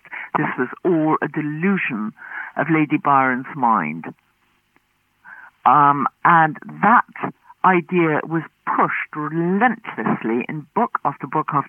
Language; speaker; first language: English; native; English